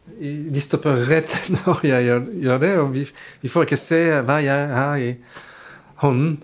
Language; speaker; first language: Norwegian; non-native, fluent; French